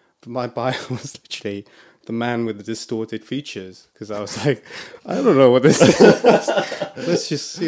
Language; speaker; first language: English; native; English